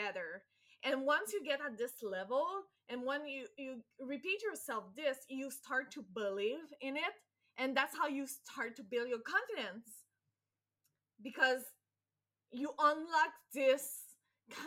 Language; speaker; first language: English; non-native, fluent; French